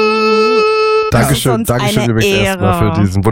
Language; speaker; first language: German; native; German